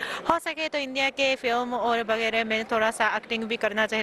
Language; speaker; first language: Hindi; non-native, fluent; Japanese